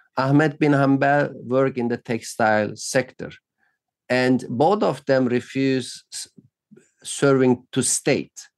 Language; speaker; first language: English; non-native, fluent; Turkish